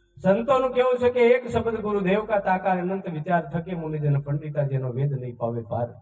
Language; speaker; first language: Gujarati; non-native, local second language; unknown